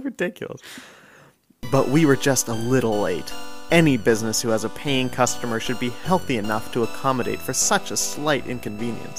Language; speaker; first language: English; native; English